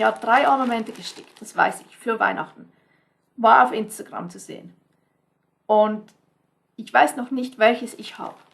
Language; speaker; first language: German; non-native, fluent; English